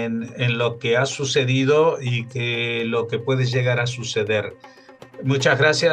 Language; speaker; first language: Spanish; native; Spanish